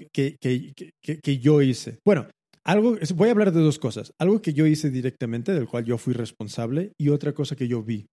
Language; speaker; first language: Spanish; early bilingual, heritage; Spanish